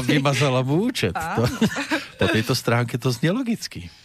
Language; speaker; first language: Slovak; native; Slovak